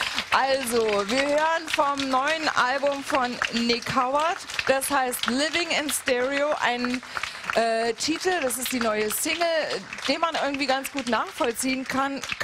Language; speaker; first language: German; native; German